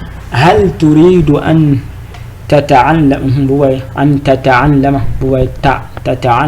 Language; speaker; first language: Arabic; non-native, fluent; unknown